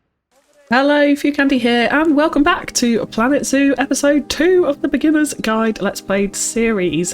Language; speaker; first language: English; native; English